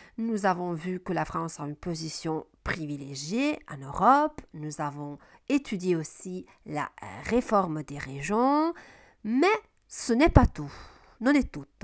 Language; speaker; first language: French; non-native, fluent; Italian